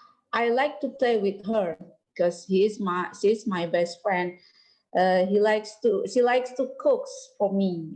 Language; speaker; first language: English; non-native, learner; Indonesian